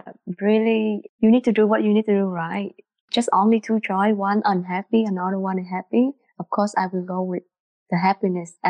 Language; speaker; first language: English; non-native, learner; Vietnamese